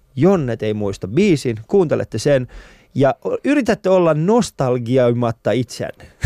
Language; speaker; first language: Finnish; early bilingual, other home language; Persian